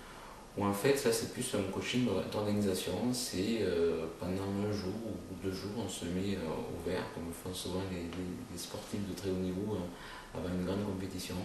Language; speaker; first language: French; native; French